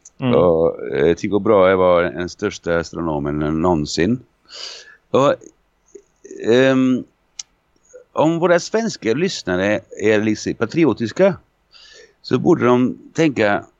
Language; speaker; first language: Swedish; non-native, fluent; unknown